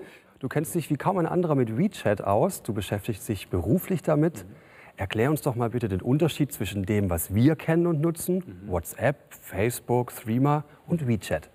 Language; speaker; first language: German; native; German